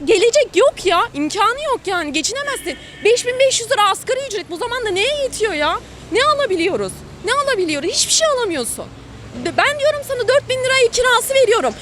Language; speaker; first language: Turkish; native; Turkish